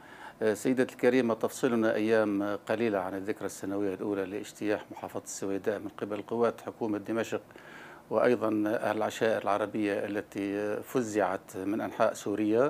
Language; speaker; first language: Arabic; native; Arabic